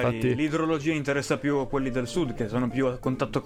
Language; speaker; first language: Italian; native; Italian